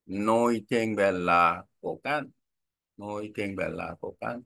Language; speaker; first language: Vietnamese; non-native, learner; Korean